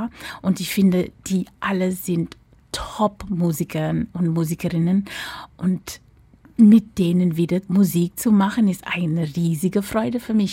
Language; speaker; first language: German; non-native, fluent; English